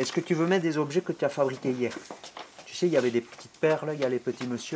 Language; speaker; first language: French; native; French